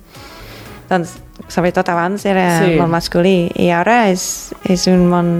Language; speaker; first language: Catalan; non-native, fluent; English